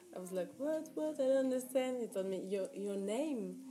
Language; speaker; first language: English; non-native, fluent; Arabic